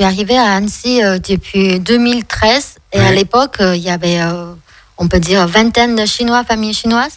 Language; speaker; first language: French; non-native, fluent; Chinese